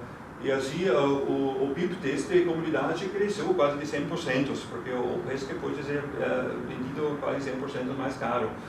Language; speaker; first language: Portuguese; non-native, fluent; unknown